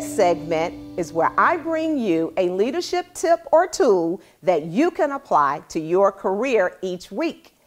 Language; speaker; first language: English; native; English